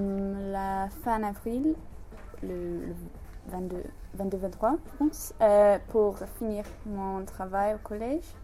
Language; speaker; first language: French; non-native, learner; English